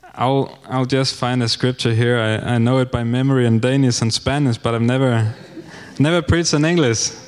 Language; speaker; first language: English; non-native, fluent; Danish